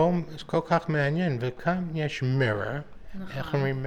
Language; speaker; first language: Hebrew; non-native, learner; English